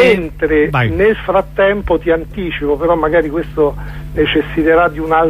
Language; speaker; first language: Italian; native; Italian